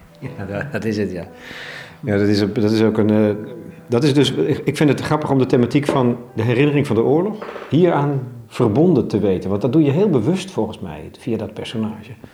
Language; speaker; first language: Dutch; native; Dutch